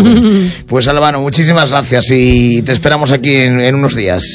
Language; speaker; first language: Spanish; native; Spanish